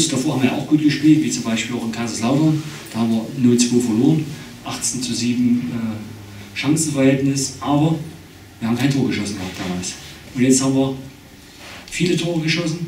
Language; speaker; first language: German; native; German